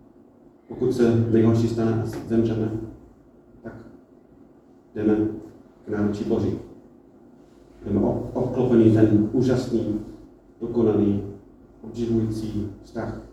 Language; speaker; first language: Czech; non-native, fluent; English